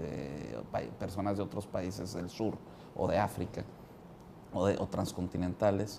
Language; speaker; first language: Spanish; native; Spanish